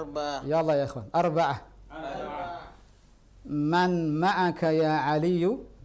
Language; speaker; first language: Arabic; non-native, fluent; Indonesian